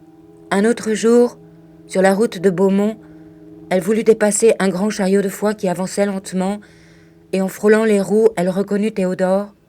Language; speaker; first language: French; native; French